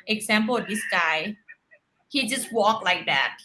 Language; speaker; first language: English; non-native, learner; Thai